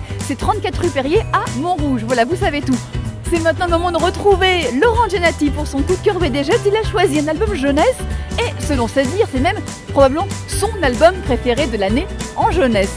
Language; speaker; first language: French; native; French